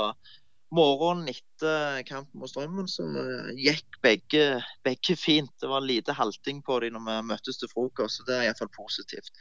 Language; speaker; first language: Norwegian; native; Norwegian